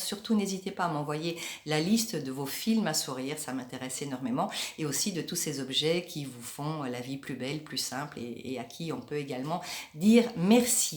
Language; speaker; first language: French; native; French